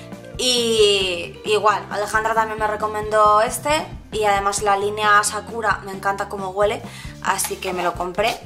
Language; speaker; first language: Spanish; native; Spanish